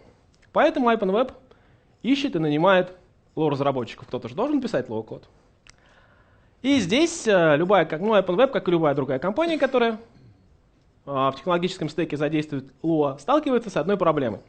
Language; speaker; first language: Russian; native; Russian